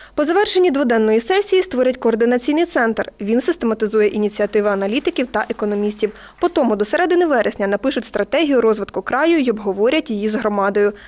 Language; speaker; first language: Ukrainian; native; Ukrainian